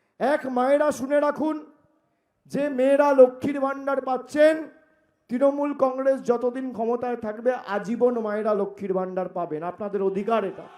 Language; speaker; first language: Bangla; native; Bangla